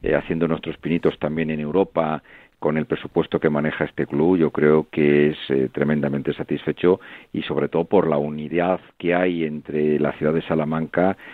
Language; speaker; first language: Spanish; native; Spanish